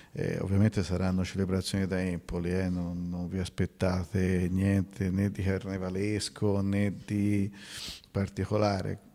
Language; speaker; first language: Italian; native; Italian